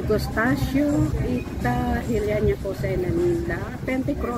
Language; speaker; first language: Greek; non-native, learner; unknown